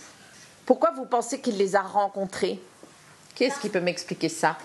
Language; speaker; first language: French; native; French